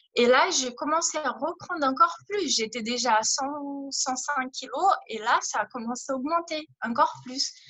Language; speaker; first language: French; non-native, fluent; Portuguese